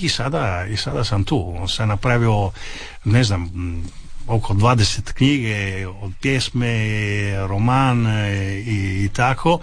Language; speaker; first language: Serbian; non-native, fluent; Italian